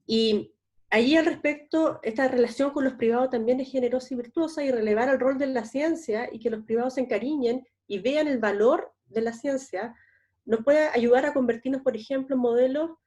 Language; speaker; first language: Spanish; native; Spanish